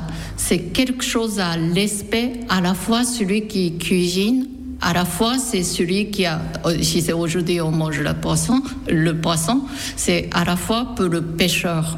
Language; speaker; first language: French; non-native, fluent; Japanese